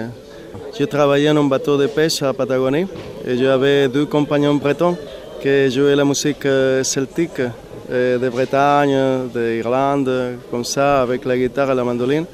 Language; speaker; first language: French; non-native, learner; Spanish